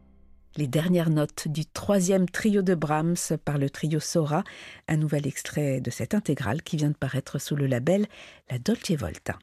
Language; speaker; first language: French; native; French